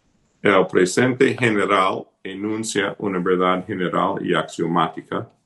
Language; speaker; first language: Spanish; non-native, fluent; English